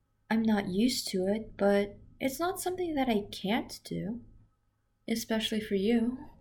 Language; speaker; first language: English; early bilingual, other home language; Korean